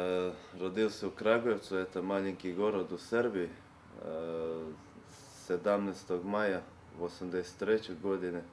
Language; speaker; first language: Russian; non-native, learner; Serbian